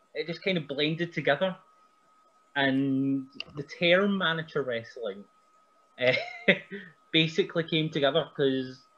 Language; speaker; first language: English; native; English